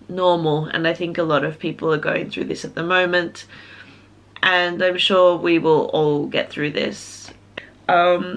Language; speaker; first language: English; native; English